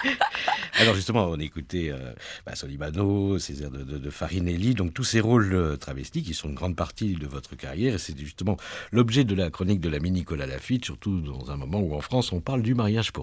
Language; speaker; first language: French; native; French